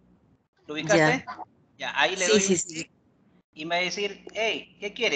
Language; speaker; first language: Spanish; native; Spanish